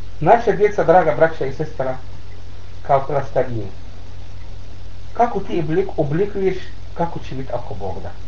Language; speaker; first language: Bosnian; non-native, learner; Arabic